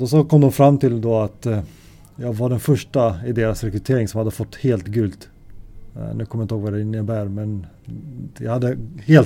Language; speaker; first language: Swedish; native; Swedish